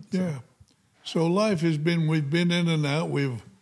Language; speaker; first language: English; native; English